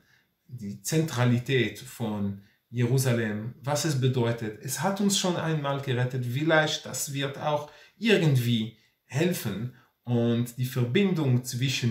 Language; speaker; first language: German; non-native, fluent; Hebrew